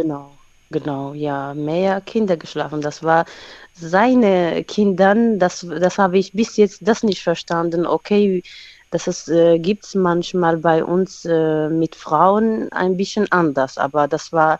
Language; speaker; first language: German; non-native, learner; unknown